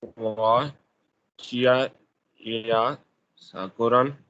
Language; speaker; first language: Chinese; non-native, learner; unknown